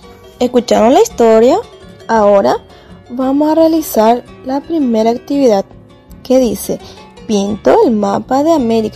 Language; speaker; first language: Spanish; native; Spanish